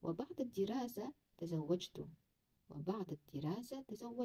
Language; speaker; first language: Arabic; non-native, learner; Kazakh